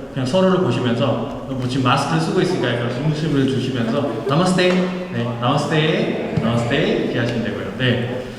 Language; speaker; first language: Korean; non-native, fluent; Nepali